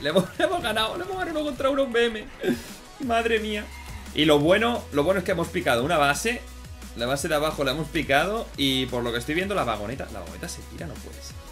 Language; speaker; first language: Spanish; native; Spanish